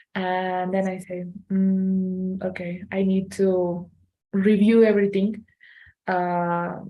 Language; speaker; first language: English; non-native, learner; Spanish